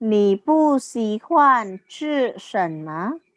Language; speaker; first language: Chinese; non-native, fluent; Indonesian